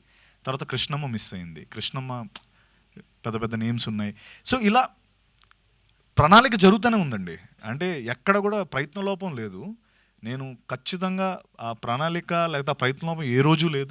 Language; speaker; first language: Telugu; native; Telugu